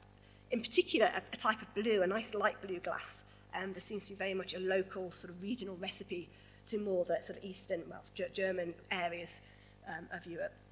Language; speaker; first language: English; native; English